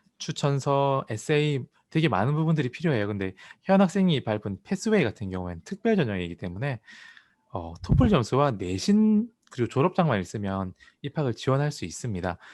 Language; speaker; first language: Korean; native; Korean